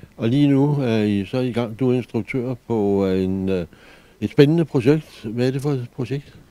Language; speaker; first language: Danish; native; Danish